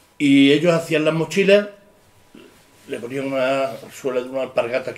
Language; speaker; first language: Spanish; native; Spanish